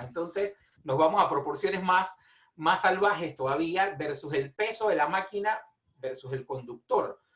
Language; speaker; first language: Spanish; native; Spanish